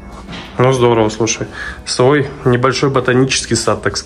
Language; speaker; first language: Russian; native; Russian